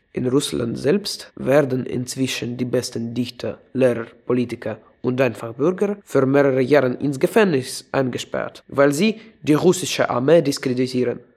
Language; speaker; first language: German; non-native, fluent; Russian